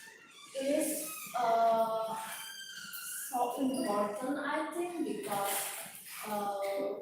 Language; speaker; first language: English; non-native, learner; Indonesian